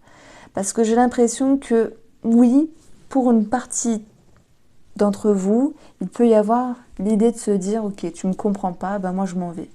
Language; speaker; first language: French; native; French